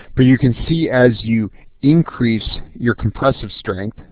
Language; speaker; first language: English; native; English